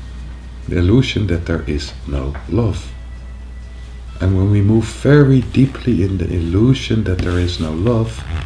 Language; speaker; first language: English; non-native, fluent; Dutch